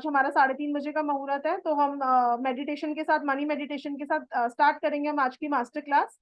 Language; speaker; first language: Hindi; native; Hindi